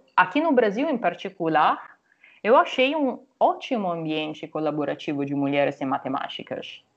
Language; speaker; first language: Portuguese; non-native, fluent; Italian